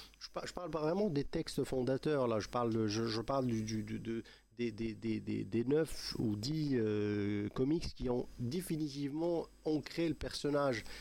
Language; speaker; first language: French; non-native, local second language; Arabic